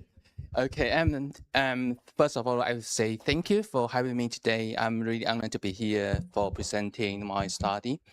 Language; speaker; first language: English; non-native, fluent; Chinese